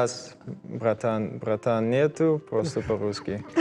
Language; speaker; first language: Russian; non-native, learner; English